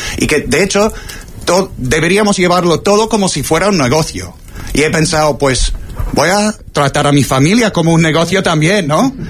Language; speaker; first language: Spanish; non-native, fluent; English